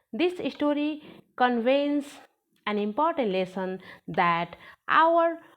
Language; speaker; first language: English; non-native, local second language; Nepali